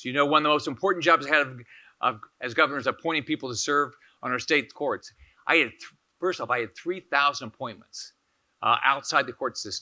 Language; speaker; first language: English; native; English